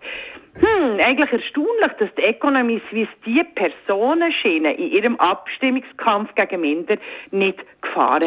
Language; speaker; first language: German; native; German